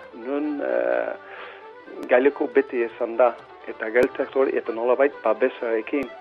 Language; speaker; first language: Basque; non-native, fluent; English